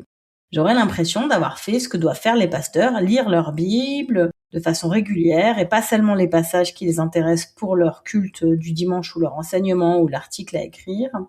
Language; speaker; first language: French; native; French